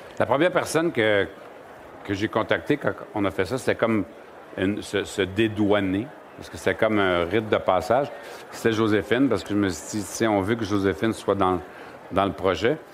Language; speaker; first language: French; native; French